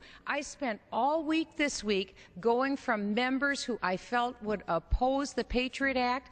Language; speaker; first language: English; native; English